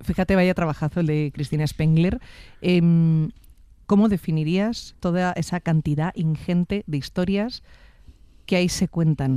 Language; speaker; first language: Spanish; native; Spanish